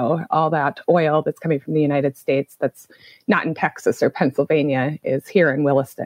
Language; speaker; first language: English; native; English